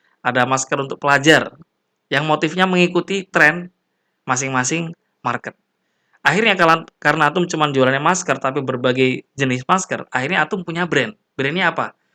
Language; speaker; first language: Indonesian; native; Indonesian